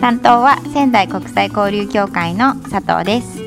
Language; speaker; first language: Japanese; native; Japanese